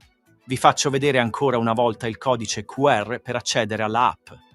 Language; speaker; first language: Italian; native; Italian